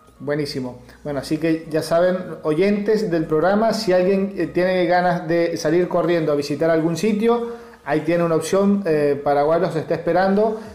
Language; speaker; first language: Spanish; native; Spanish